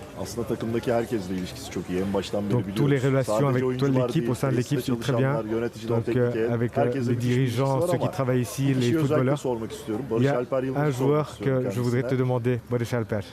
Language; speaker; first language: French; non-native, fluent; Turkish